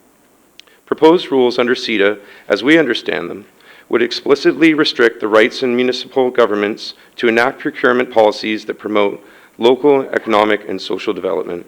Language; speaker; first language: English; native; English